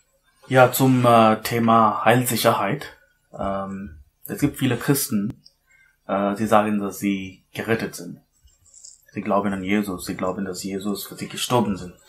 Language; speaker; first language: German; non-native, learner; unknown